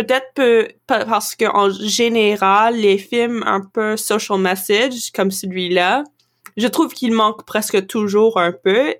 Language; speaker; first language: French; non-native, local second language; English